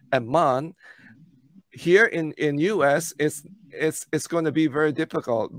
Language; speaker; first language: English; non-native, local second language; Filipino